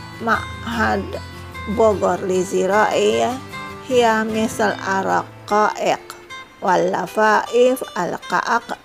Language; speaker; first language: Arabic; non-native, local second language; Indonesian